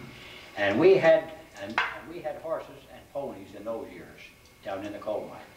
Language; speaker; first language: English; native; English